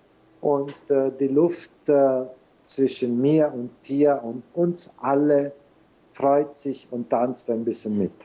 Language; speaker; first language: German; non-native, fluent; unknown